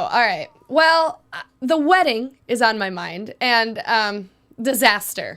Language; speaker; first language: English; native; English